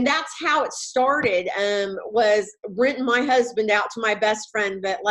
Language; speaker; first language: English; native; English